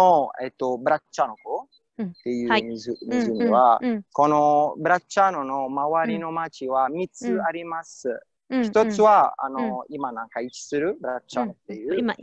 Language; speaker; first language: Japanese; non-native, fluent; Italian